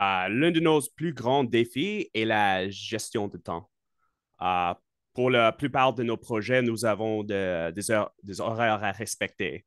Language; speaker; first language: French; non-native, local second language; English